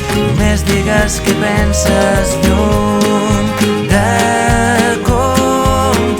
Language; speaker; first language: Catalan; non-native, learner; Russian